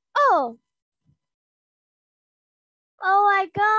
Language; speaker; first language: English; non-native, learner; Vietnamese